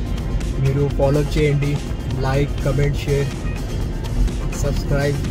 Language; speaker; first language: Telugu; non-native, local second language; Kannada